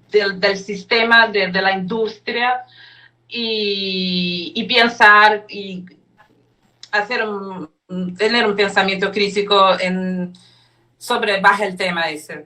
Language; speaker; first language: Spanish; non-native, fluent; Portuguese